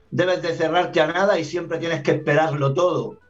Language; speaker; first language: Spanish; native; Spanish